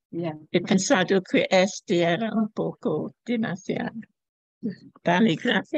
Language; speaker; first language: Spanish; non-native, learner; English